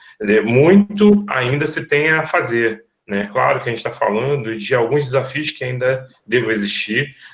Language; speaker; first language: Portuguese; native; Portuguese